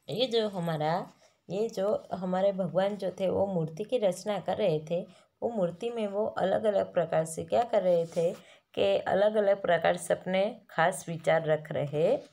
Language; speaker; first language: Hindi; non-native, local second language; Gujarati